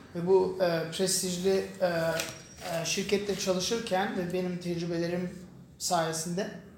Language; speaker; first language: Turkish; non-native, fluent; German